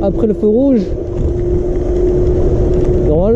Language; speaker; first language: French; native; French